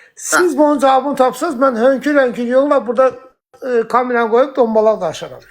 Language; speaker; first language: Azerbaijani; non-native, local second language; Talysh